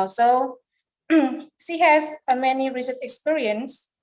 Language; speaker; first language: English; non-native, fluent; Indonesian